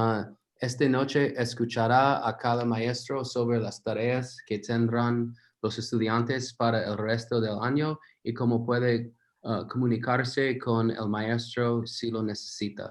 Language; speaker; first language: Spanish; non-native, learner; English